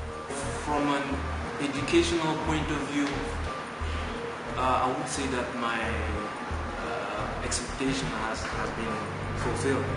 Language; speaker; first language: English; non-native, local second language; French